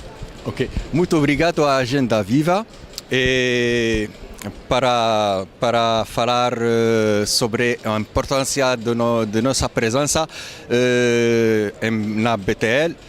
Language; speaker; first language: Portuguese; non-native, learner; French